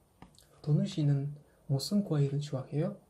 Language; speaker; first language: Korean; non-native, fluent; Kazakh